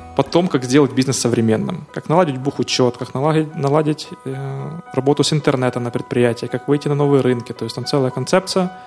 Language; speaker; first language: Russian; non-native, local second language; Ukrainian